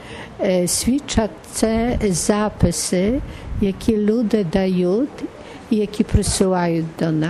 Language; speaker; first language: Polish; non-native, learner; Ukrainian